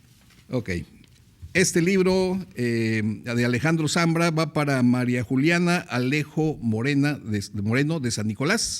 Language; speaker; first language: Spanish; native; Spanish